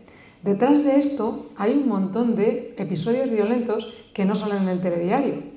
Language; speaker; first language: Spanish; native; Spanish